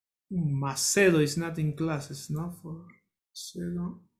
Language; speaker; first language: English; non-native, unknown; Spanish